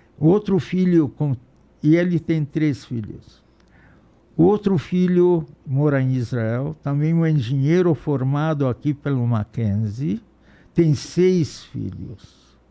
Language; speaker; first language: Portuguese; non-native, fluent; Hungarian